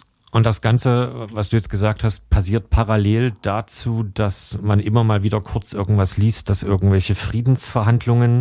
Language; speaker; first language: German; native; German